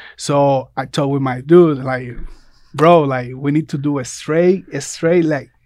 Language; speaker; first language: English; non-native, fluent; Spanish